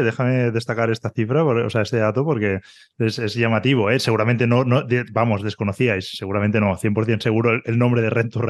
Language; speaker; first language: Spanish; native; Spanish